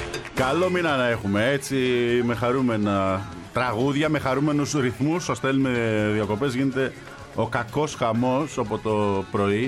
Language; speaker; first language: Greek; native; Greek